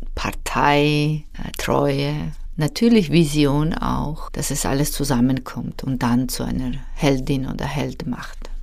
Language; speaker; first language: German; non-native, fluent; Georgian